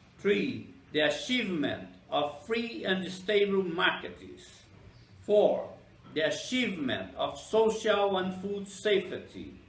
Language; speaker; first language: English; non-native, fluent; Portuguese